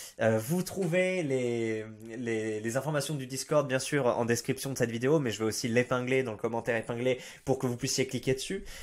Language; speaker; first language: French; native; French